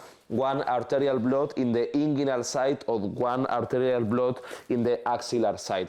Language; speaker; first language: English; non-native, learner; Spanish